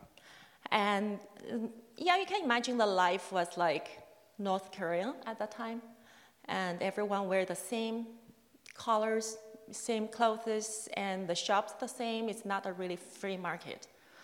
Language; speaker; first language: English; non-native, fluent; Chinese